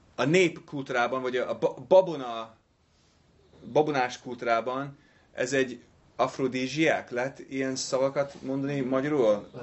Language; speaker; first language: Hungarian; non-native, fluent; English